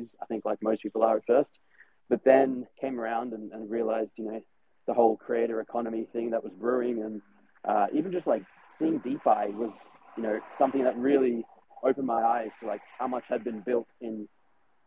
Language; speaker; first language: English; native; English